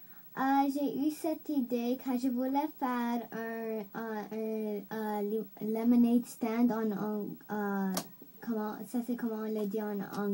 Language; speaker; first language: French; non-native, local second language; English